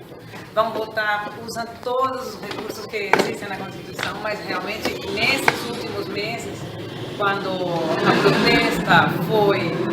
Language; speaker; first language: Portuguese; non-native, fluent; Spanish